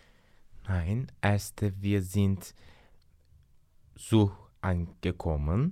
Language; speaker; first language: German; non-native, learner; Turkish